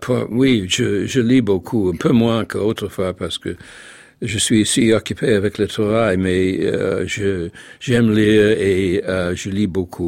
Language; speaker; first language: French; non-native, fluent; English